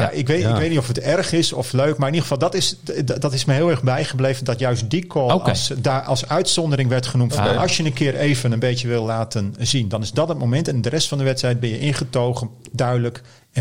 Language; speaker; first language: Dutch; native; Dutch